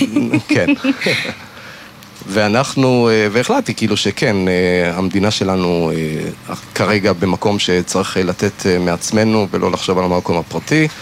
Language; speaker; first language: Hebrew; native; Hebrew